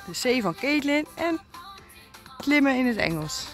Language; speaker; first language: Dutch; native; Dutch